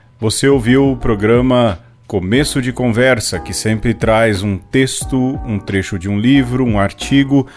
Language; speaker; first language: Portuguese; native; Portuguese